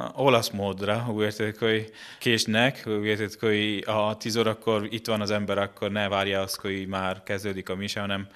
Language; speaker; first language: Hungarian; non-native, fluent; Italian